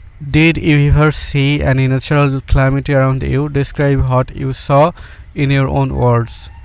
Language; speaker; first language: English; non-native, local second language; Bangla